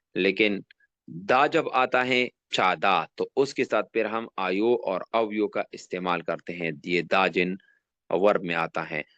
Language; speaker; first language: Urdu; non-native, local second language; Pashto